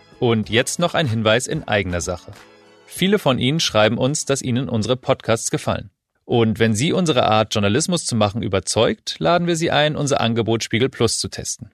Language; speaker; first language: German; native; German